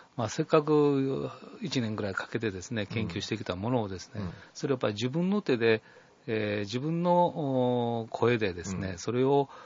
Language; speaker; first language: Japanese; native; Japanese